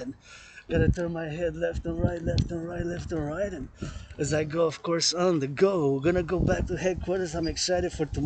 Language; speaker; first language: English; non-native, local second language; French